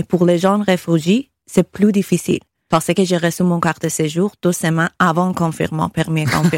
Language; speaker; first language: French; non-native, learner; Persian